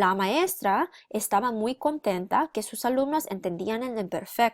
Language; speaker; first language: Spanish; non-native, fluent; English